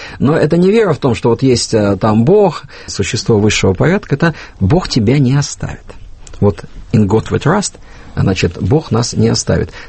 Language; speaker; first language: Russian; native; Russian